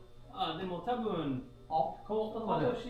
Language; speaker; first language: Japanese; non-native, learner; English